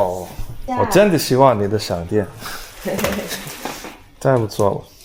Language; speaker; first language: Chinese; non-native, learner; English